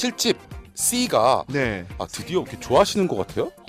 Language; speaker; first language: Korean; native; Korean